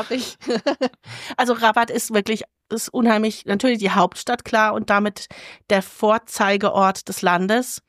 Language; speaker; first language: German; native; German